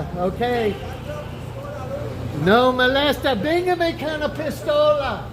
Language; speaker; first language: Spanish; non-native, learner; English